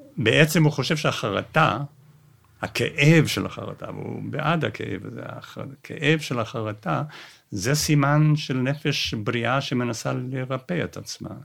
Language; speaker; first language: Hebrew; non-native, fluent; English